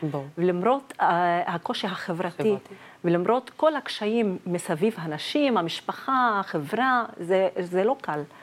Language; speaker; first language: Hebrew; non-native, local second language; Arabic